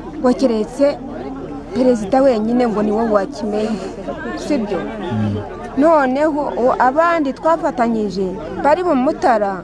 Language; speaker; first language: Kinyarwanda; early bilingual, heritage; Kinyarwanda